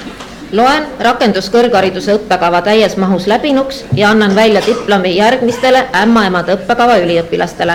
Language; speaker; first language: Estonian; native; Estonian